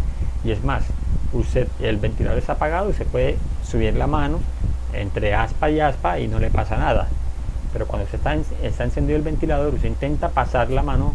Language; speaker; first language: Spanish; native; Spanish